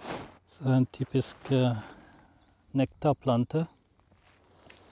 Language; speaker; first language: Norwegian; non-native, fluent; German